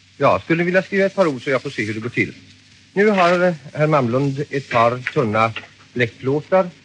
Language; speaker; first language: Swedish; native; Swedish